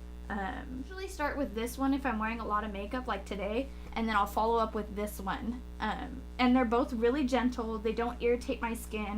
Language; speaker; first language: English; native; English